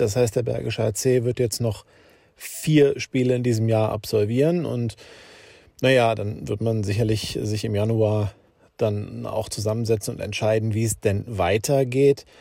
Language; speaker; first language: German; native; German